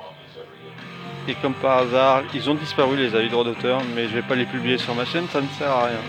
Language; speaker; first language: French; native; French